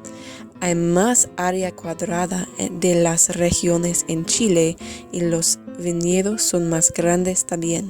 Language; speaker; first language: Spanish; non-native, learner; English